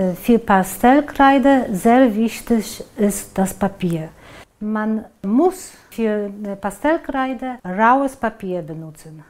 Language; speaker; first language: German; non-native, fluent; Polish